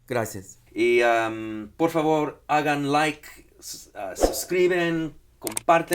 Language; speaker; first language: Spanish; non-native, fluent; English